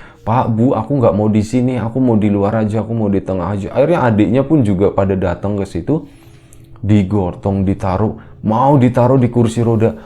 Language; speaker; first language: Indonesian; native; Indonesian